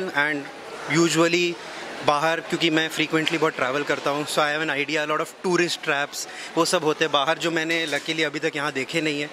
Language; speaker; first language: Hindi; native; Hindi